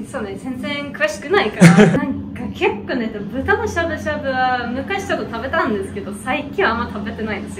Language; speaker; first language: Japanese; non-native, fluent; Swedish